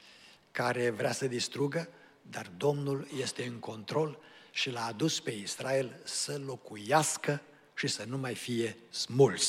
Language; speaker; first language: Romanian; native; Romanian